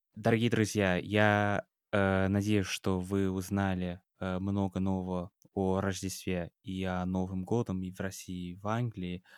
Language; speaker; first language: Russian; non-native, fluent; English